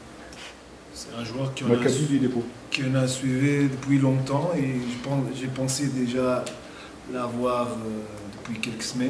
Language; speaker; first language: French; non-native, fluent; Portuguese